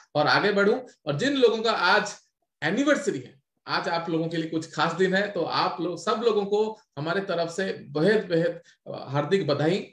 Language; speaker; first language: Hindi; non-native, local second language; Odia